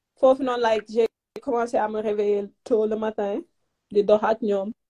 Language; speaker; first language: French; non-native, local second language; Wolof